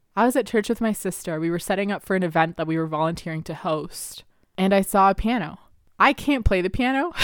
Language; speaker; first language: English; early bilingual, other home language; Spanish